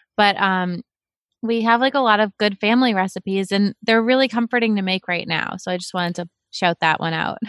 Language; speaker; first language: English; native; English